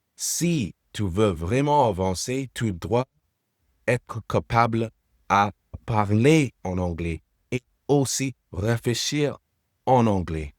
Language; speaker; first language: French; non-native, fluent; English